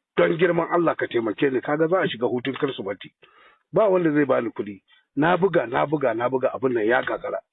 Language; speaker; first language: Hausa; native; Hausa